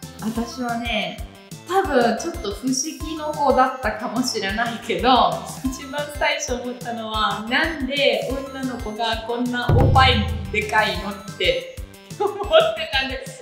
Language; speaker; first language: Japanese; non-native, fluent; Italian